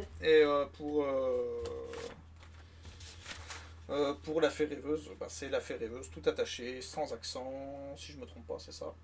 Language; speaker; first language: French; native; French